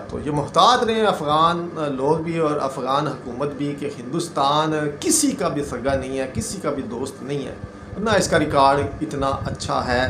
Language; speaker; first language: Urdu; non-native, local second language; Punjabi